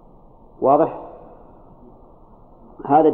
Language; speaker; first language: Arabic; native; Arabic